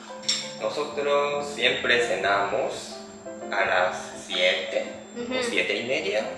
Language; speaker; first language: Spanish; non-native, learner; Japanese